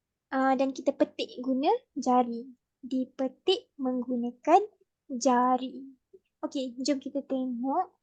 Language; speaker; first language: Malay; native; Malay